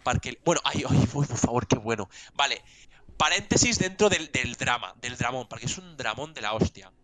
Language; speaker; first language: Spanish; non-native, local second language; Catalan